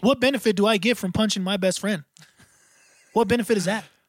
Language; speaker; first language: English; native; English